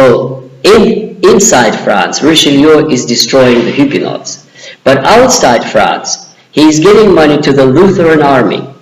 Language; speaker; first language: English; non-native, fluent; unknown